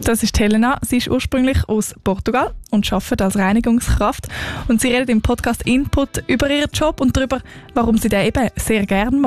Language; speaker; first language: German; native; German